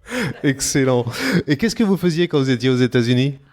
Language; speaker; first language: French; native; French